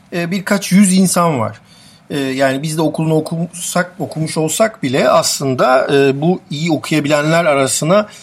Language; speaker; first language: Turkish; non-native, local second language; Armenian